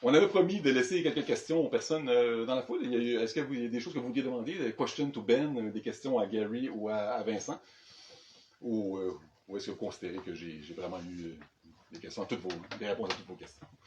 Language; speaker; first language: French; native; French